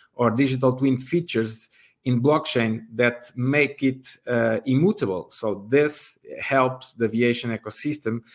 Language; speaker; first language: English; non-native, fluent; Portuguese